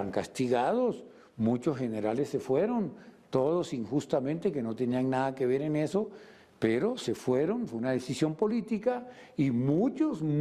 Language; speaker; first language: Spanish; native; Spanish